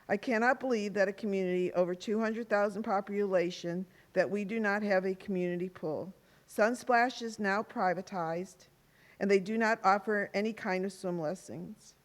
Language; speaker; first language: English; native; English